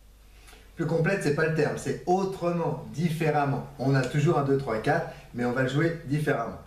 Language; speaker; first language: French; native; French